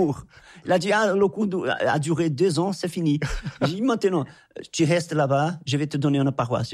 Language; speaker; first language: French; non-native, fluent; Portuguese